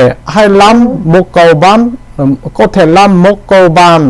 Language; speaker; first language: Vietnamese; non-native, learner; Korean